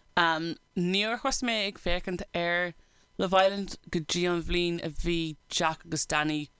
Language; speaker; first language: Irish; non-native, local second language; English